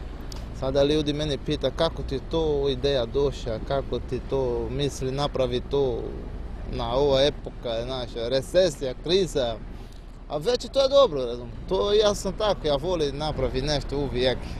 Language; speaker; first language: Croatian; non-native, learner; Portuguese